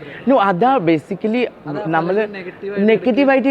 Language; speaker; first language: Malayalam; non-native, fluent; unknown